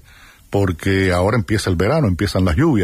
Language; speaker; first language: Spanish; native; Spanish